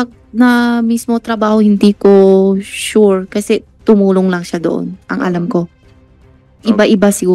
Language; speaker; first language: Filipino; non-native, learner; Chinese